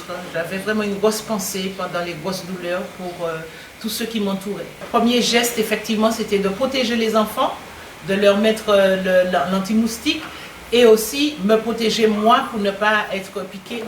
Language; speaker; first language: French; native; French